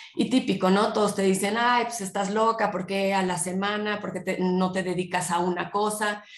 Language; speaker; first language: Spanish; native; Spanish